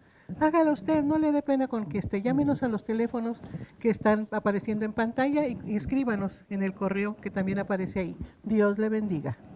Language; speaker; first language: Spanish; native; Spanish